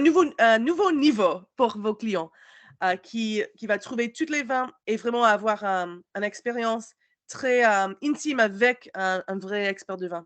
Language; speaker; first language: French; non-native, learner; English